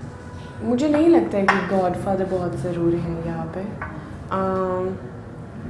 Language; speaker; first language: Hindi; non-native, learner; Swedish